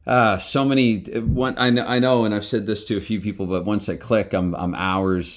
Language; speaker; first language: English; native; English